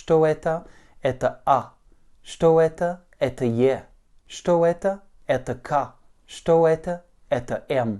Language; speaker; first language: Russian; non-native, fluent; French